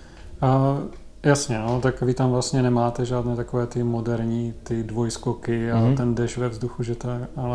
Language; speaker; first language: Czech; native; Czech